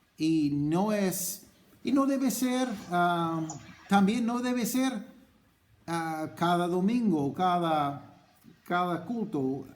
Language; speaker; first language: Spanish; non-native, fluent; English